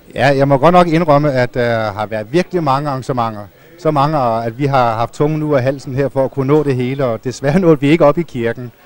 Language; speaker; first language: Danish; native; Danish